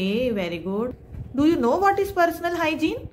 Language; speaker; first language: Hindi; native; Hindi